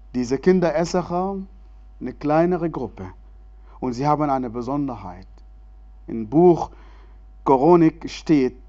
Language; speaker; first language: German; non-native, fluent; Arabic